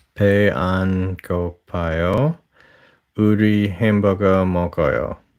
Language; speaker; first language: Korean; non-native, learner; English